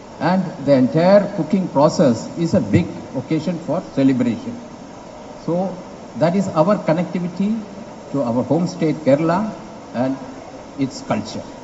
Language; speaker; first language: English; non-native, local second language; Malayalam